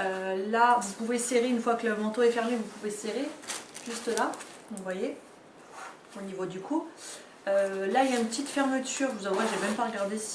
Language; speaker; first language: French; native; French